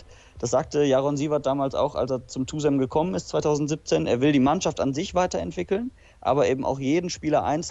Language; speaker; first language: German; native; German